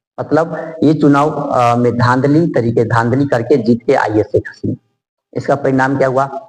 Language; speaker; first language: Hindi; native; Hindi